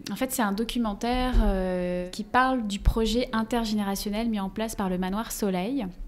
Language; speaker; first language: French; native; French